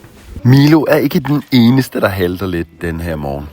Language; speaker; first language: Danish; native; Danish